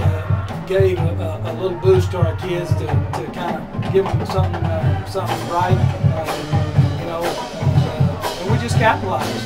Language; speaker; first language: English; native; English